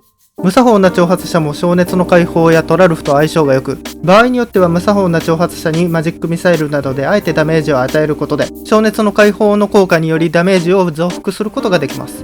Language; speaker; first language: Japanese; native; Japanese